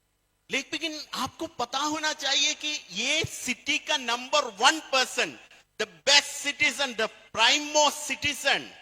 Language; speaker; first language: Hindi; non-native, fluent; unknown